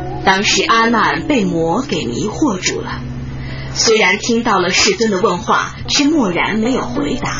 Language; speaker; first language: Chinese; native; Chinese